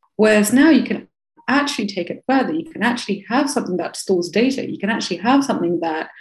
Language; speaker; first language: English; non-native, fluent; Russian